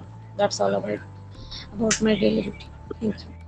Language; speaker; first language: English; non-native, learner; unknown